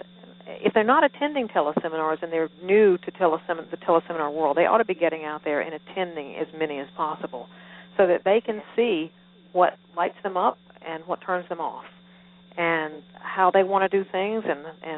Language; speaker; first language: English; native; English